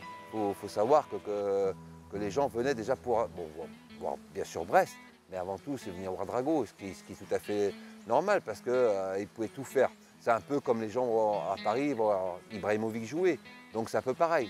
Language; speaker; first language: French; native; French